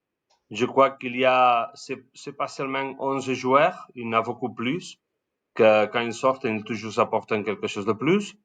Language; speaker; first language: French; non-native, learner; Spanish